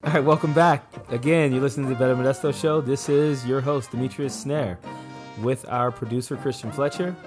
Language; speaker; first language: English; native; English